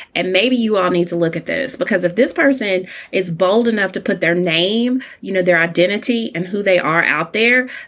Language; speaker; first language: English; native; English